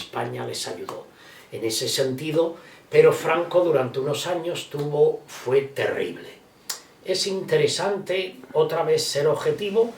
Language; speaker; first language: Spanish; native; Spanish